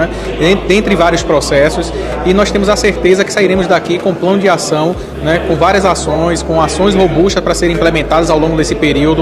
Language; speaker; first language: Portuguese; native; Portuguese